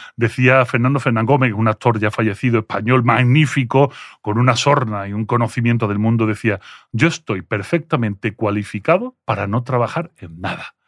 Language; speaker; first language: Spanish; early bilingual, other home language; French